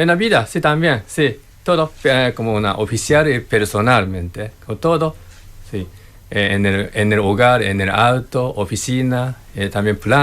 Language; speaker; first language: Spanish; non-native, learner; Japanese